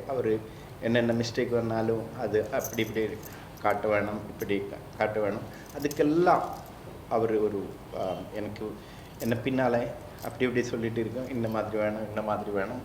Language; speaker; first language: Tamil; non-native, learner; Malayalam